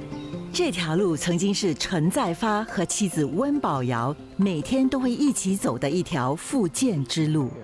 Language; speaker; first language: Chinese; native; Chinese